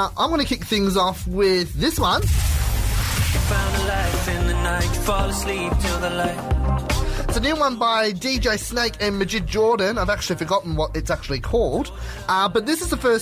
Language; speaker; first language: English; native; English